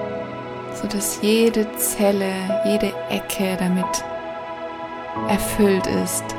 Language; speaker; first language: German; native; German